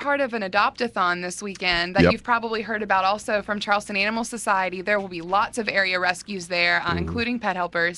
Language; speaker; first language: English; native; English